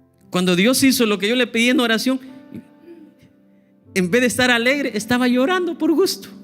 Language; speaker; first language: Spanish; native; Spanish